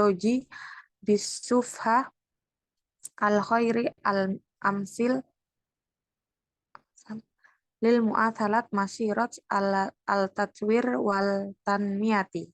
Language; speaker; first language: Arabic; non-native, learner; Indonesian